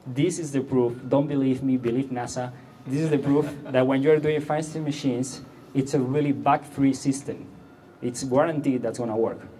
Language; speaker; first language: English; non-native, fluent; Catalan